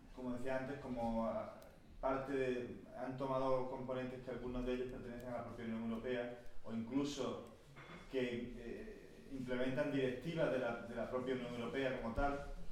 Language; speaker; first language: Spanish; native; Spanish